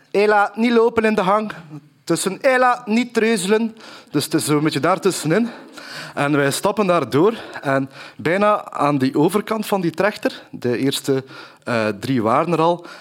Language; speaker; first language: Dutch; native; Dutch